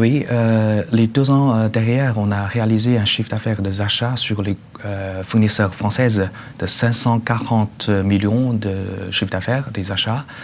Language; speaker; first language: French; non-native, learner; Chinese